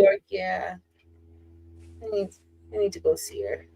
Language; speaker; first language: English; native; English